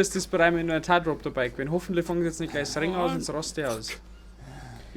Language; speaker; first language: German; native; German